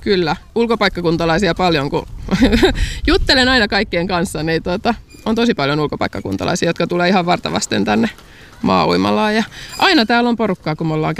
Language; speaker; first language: Finnish; native; Finnish